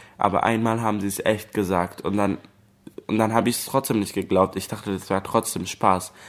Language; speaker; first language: German; early bilingual, other home language; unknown